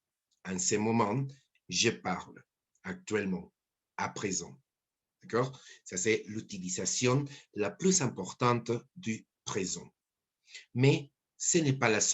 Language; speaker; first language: French; non-native, fluent; Spanish